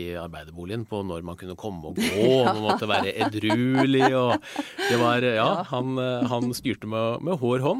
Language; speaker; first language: Norwegian; native; Norwegian